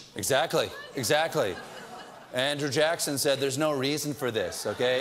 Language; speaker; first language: English; native; English